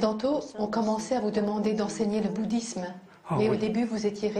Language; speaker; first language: French; native; French